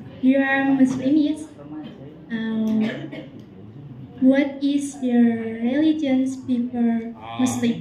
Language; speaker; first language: English; non-native, learner; Indonesian